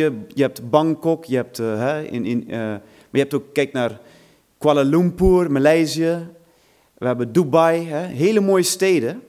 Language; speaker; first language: Dutch; non-native, fluent; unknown